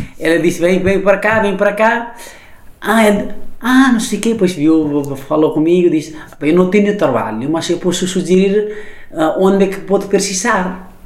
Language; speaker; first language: Portuguese; non-native, fluent; Nepali